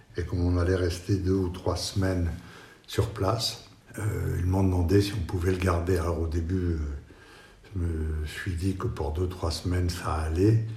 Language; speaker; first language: French; non-native, fluent; Spanish